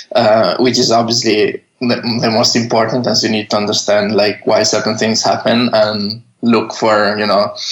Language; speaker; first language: English; non-native, fluent; Italian